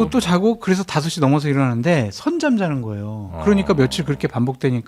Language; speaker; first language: Korean; native; Korean